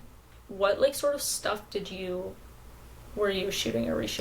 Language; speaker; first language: English; native; English